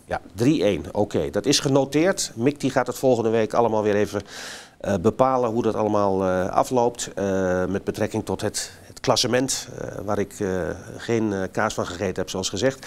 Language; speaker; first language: Dutch; native; Dutch